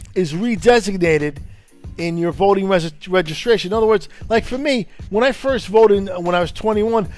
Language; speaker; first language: English; non-native, fluent; Italian